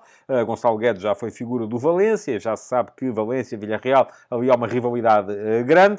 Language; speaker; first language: Portuguese; native; Portuguese